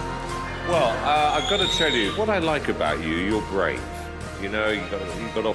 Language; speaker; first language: English; native; English